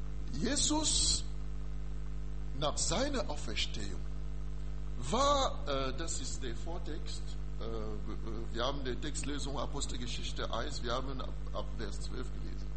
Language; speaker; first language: German; non-native, learner; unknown